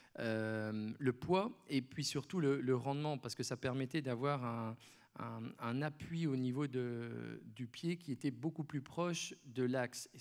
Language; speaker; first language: French; native; French